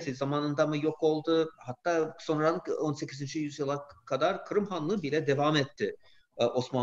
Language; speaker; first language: Turkish; non-native, fluent; English